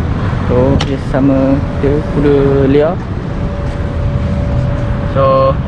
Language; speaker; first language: Malay; native; Malay